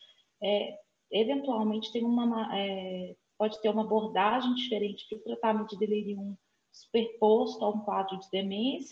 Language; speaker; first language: Portuguese; native; Portuguese